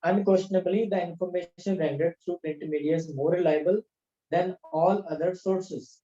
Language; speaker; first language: English; non-native, local second language; Punjabi